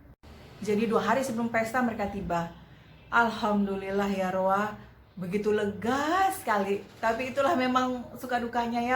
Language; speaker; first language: Indonesian; native; Indonesian